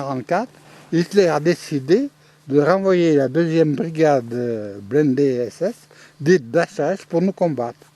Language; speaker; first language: French; native; French